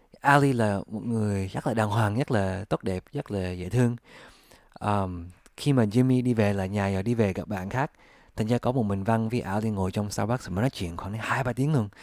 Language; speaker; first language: Vietnamese; early bilingual, heritage; English